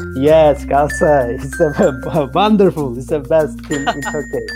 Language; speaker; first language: English; non-native, learner; Turkish